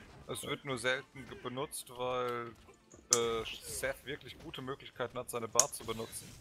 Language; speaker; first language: German; native; German